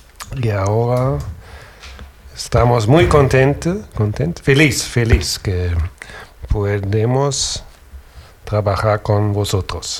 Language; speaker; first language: Spanish; non-native, learner; German